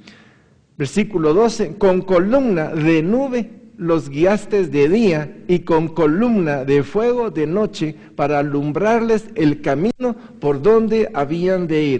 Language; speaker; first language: Spanish; native; Spanish